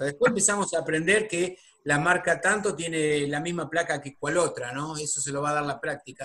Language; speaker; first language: Spanish; native; Spanish